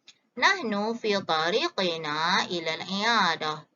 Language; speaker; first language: Arabic; non-native, fluent; Malay